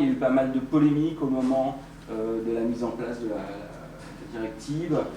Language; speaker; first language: French; native; French